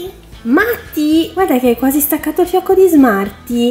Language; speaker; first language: Italian; native; Italian